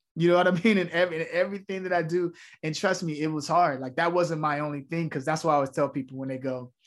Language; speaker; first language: English; native; English